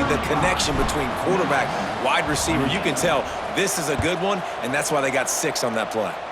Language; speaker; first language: English; native; English